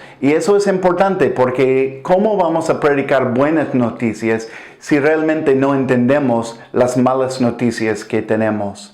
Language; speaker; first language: Spanish; non-native, fluent; English